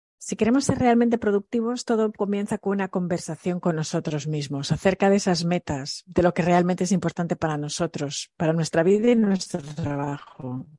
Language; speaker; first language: Spanish; early bilingual, other home language; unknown